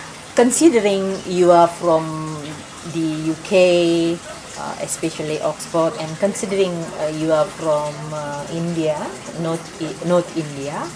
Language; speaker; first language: English; non-native, local second language; Indonesian